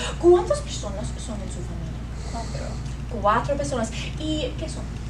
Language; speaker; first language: Spanish; non-native, learner; English